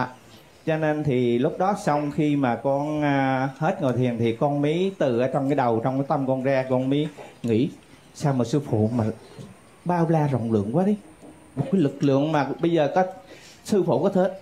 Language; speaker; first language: Vietnamese; native; Vietnamese